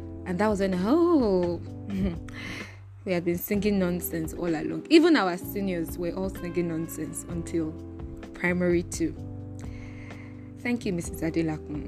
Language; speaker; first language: English; non-native, local second language; Yoruba